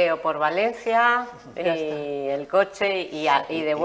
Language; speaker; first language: Spanish; native; Spanish